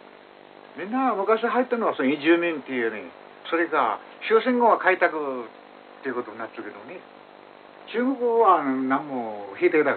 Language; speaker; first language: Japanese; native; Japanese